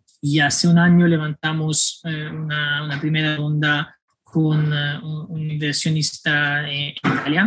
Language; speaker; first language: Spanish; non-native, fluent; Italian